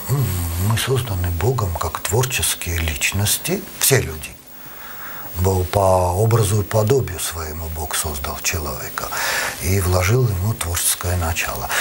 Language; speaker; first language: Russian; non-native, local second language; Armenian